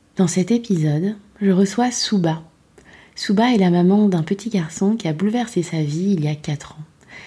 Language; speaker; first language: French; native; French